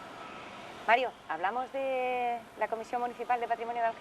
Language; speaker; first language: Spanish; native; Spanish